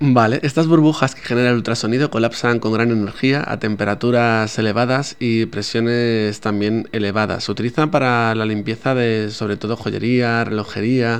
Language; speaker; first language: Spanish; native; Spanish